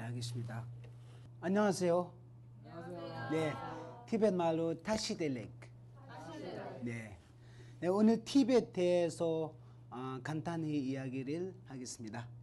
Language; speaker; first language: Korean; non-native, learner; Tibetan